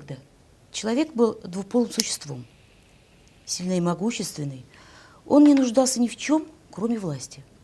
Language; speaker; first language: Russian; native; Russian